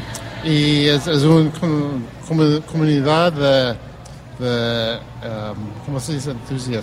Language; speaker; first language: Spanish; early bilingual, heritage; Spanish